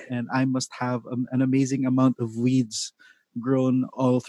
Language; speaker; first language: English; non-native, local second language; Cebuano